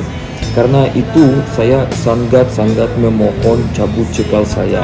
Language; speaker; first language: Indonesian; non-native, learner; Russian